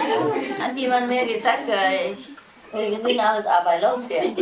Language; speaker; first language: German; non-native, learner; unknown